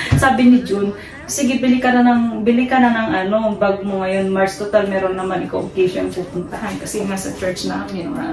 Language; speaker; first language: Filipino; native; Filipino